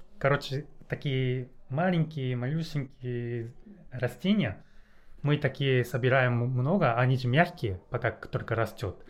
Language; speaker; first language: Russian; non-native, learner; Japanese